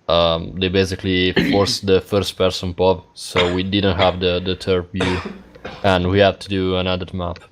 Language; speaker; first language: English; non-native, fluent; Italian